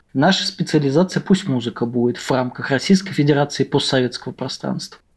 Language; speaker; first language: Russian; native; Russian